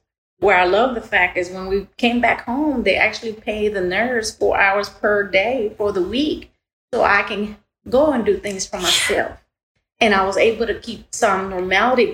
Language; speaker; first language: English; early bilingual, other home language; Spanish